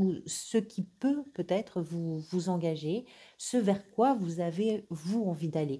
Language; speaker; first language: French; native; French